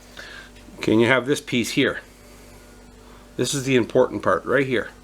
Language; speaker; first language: English; native; English